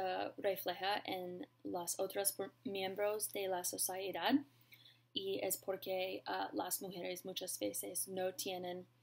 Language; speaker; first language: Spanish; non-native, learner; English